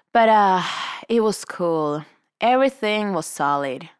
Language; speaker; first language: English; non-native, fluent; Swedish